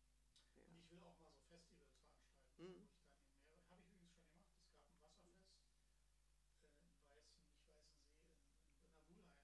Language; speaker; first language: German; native; German